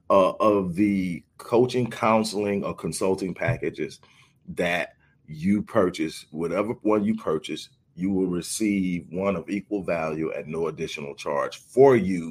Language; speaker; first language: English; native; English